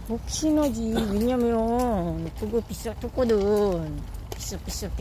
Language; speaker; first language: Korean; non-native, local second language; Filipino